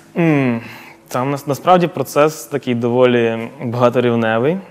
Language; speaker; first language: Ukrainian; native; Ukrainian